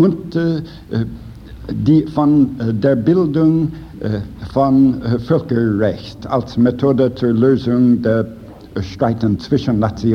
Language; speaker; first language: German; non-native, fluent; English